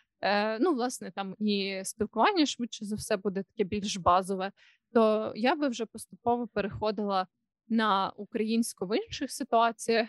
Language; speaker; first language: Ukrainian; non-native, local second language; Russian